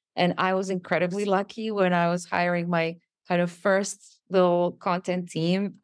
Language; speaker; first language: English; non-native, fluent; Serbian